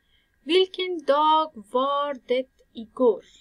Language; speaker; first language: Swedish; non-native, fluent; Persian